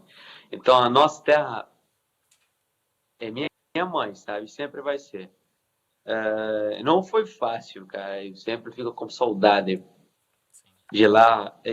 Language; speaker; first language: Portuguese; non-native, fluent; Arabic